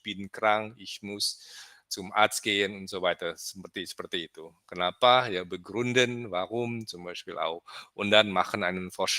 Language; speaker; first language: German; non-native, fluent; Indonesian